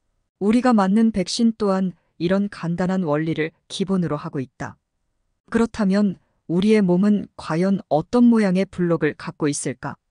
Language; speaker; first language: Korean; native; Korean